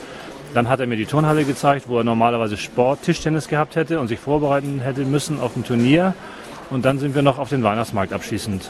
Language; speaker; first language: German; native; German